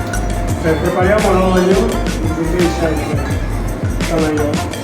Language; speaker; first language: Italian; non-native, learner; Chinese